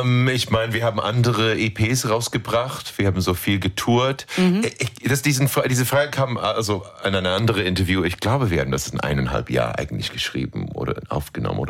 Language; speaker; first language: German; non-native, learner; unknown